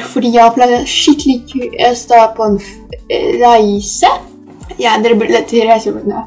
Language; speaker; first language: Norwegian; early bilingual, other home language; Polish